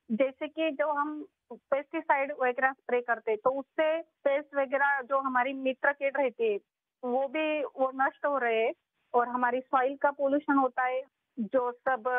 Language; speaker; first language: Hindi; non-native, local second language; Marathi